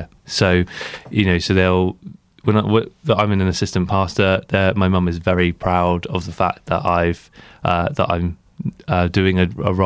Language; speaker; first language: English; native; English